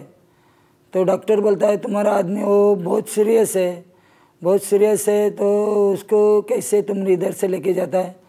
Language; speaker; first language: Hindi; non-native, local second language; Marathi